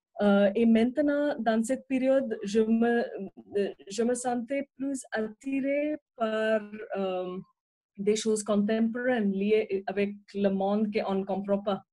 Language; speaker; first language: French; non-native, fluent; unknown